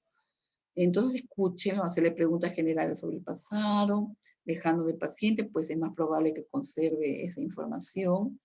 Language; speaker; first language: Spanish; native; Spanish